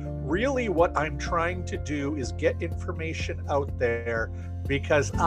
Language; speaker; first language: English; native; English